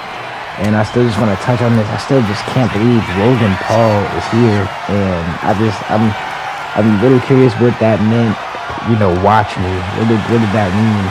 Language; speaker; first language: English; native; English